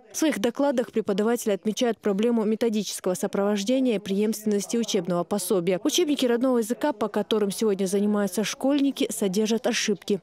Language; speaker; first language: Russian; non-native, local second language; Chechen